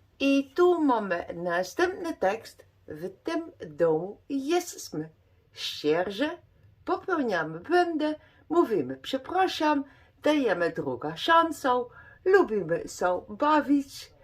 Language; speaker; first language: Polish; non-native, learner; Dutch